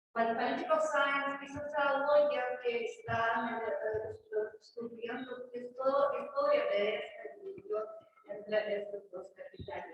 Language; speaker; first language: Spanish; non-native, learner; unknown